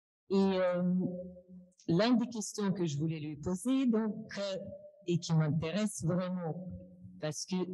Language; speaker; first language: French; non-native, fluent; Russian